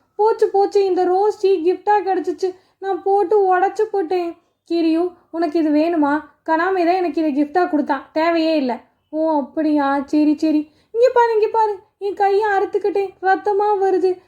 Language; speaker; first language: Tamil; native; Tamil